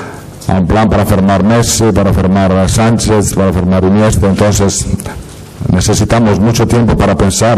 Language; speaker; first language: Spanish; non-native, fluent; Italian